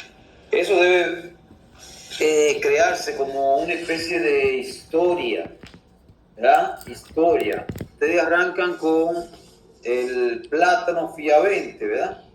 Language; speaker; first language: Spanish; native; Spanish